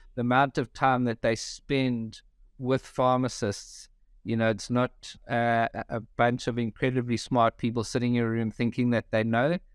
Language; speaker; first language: English; native; English